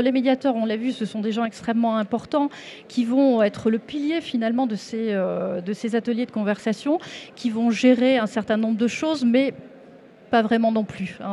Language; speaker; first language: French; native; French